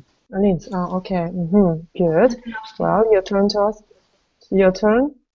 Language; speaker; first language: English; non-native, fluent; Russian